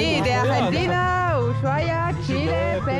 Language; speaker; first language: Spanish; non-native, learner; French